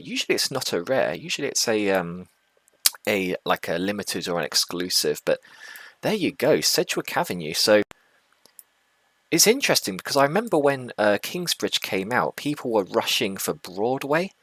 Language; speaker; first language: English; native; English